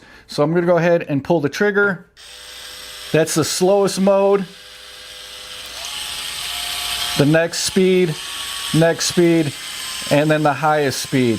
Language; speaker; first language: English; native; English